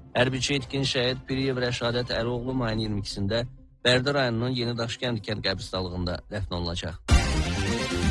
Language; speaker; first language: Azerbaijani; native; Azerbaijani